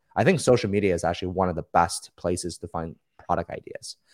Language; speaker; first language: English; early bilingual, other home language; Chinese